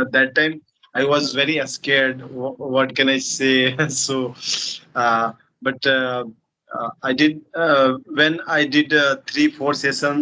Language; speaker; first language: English; non-native, learner; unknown